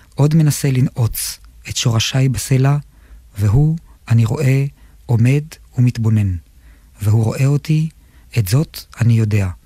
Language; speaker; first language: Hebrew; native; Hebrew